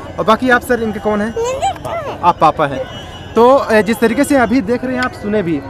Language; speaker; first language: Hindi; native; Hindi